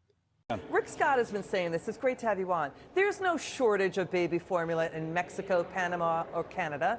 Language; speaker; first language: English; native; English